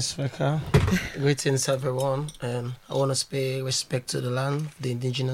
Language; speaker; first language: English; non-native, local second language; Krio